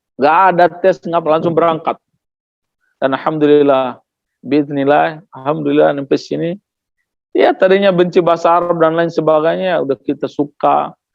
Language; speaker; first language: Indonesian; non-native, local second language; Tetum